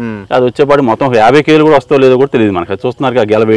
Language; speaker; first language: Telugu; native; Telugu